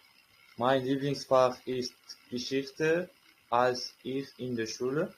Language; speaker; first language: German; non-native, learner; Uzbek